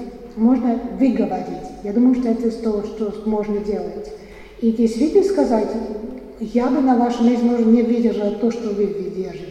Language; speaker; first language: Russian; non-native, fluent; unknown